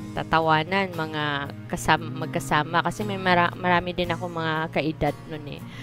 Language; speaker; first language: Filipino; non-native, local second language; Cebuano